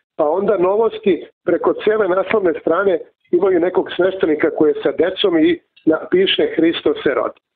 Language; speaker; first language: Serbian; native; Serbian